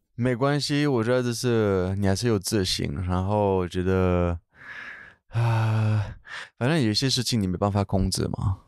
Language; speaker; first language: Chinese; non-native, fluent; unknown